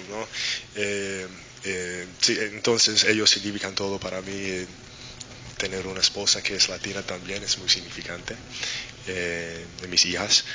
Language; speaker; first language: Spanish; non-native, learner; English